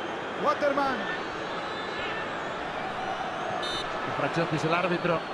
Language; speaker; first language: Spanish; native; Spanish